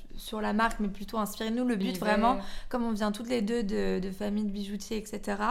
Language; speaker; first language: French; native; French